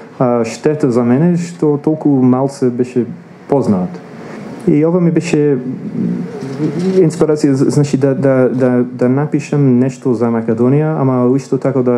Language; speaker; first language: Macedonian; non-native, fluent; English